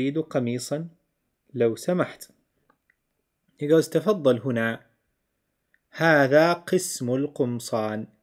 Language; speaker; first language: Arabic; non-native, fluent; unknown